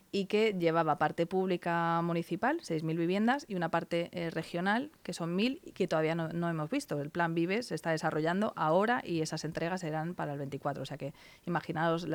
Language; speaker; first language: Spanish; native; Spanish